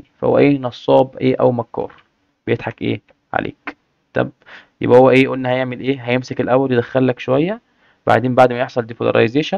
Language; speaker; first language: Arabic; native; Arabic